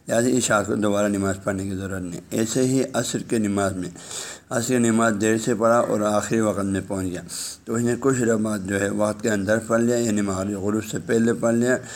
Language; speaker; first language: Urdu; native; Urdu